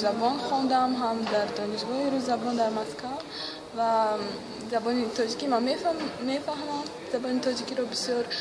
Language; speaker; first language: Persian; non-native, local second language; Russian